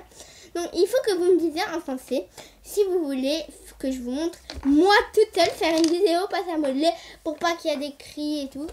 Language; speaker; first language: French; native; French